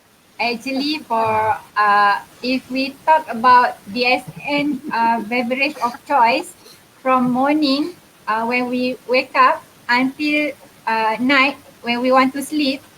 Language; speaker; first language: English; non-native, local second language; Malay